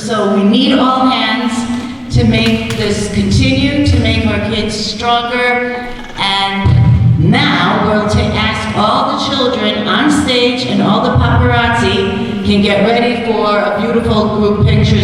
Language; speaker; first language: English; early bilingual, other home language; Ukrainian